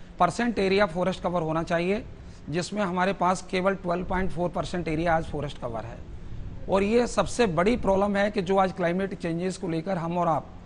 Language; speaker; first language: Hindi; native; Hindi